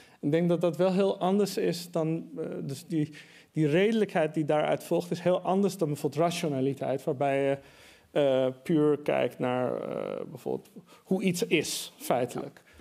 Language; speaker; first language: Dutch; early bilingual, other home language; Persian